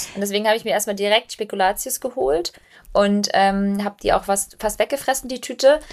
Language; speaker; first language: German; early bilingual, other home language; Albanian